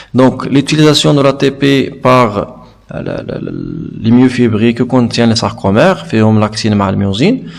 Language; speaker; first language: French; non-native, local second language; Arabic